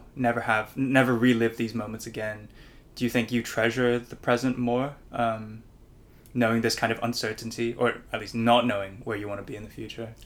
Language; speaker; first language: English; non-native, local second language; Cantonese